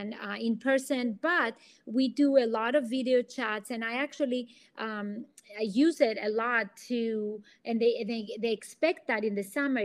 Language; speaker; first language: English; non-native, fluent; Greek